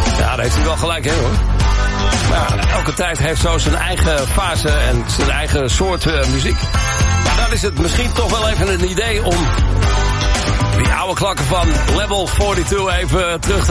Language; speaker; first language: Dutch; native; Dutch